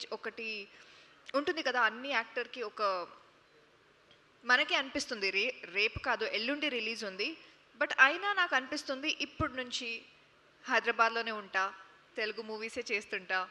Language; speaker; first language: Telugu; non-native, fluent; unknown